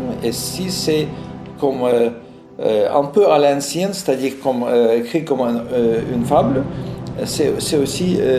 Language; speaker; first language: French; non-native, fluent; Russian